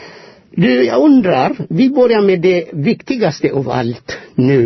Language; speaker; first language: Swedish; non-native, fluent; Amharic